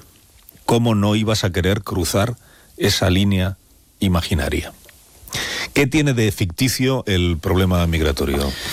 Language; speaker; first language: Spanish; native; Spanish